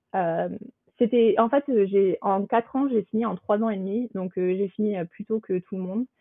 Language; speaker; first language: French; native; French